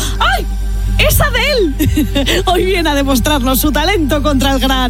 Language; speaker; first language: Spanish; native; Spanish